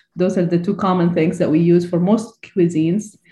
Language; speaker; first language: English; non-native, fluent; Arabic